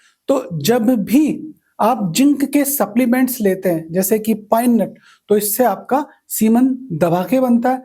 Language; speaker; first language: Hindi; native; Hindi